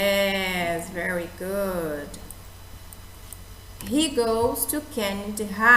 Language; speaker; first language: English; non-native, fluent; Portuguese